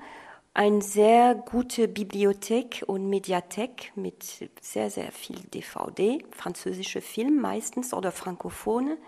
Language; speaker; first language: German; non-native, fluent; French